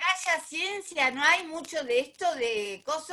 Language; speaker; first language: Spanish; native; Spanish